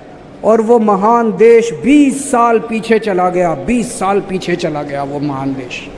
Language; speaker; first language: Hindi; native; Hindi